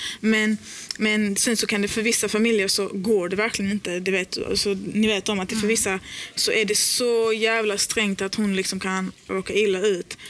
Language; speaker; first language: Swedish; early bilingual, other home language; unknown